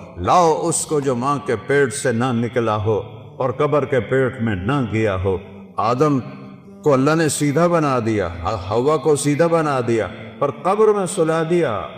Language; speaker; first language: Urdu; non-native, local second language; Saraiki